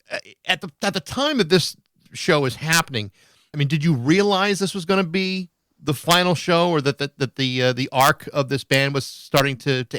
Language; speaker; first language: English; native; English